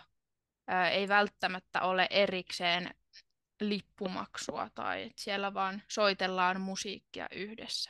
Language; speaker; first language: Finnish; native; Finnish